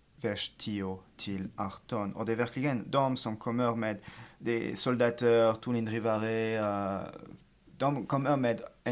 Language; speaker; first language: Swedish; non-native, fluent; French